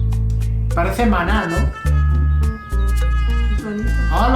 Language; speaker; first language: Spanish; native; Spanish